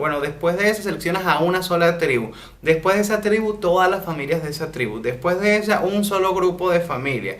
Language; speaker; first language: Spanish; native; Spanish